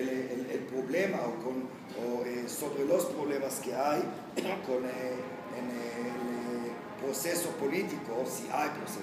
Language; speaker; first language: Spanish; non-native, fluent; Hebrew